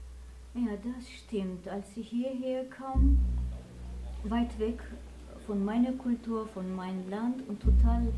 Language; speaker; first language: German; non-native, fluent; Armenian